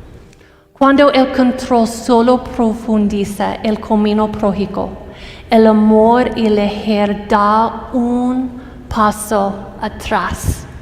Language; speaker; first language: Spanish; non-native, fluent; English